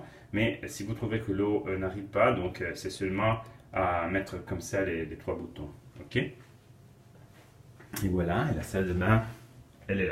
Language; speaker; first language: French; non-native, fluent; Italian